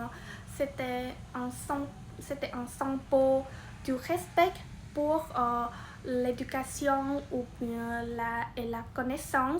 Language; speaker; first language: French; non-native, learner; Vietnamese